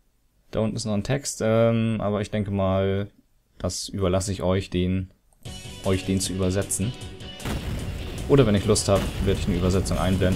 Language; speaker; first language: German; native; German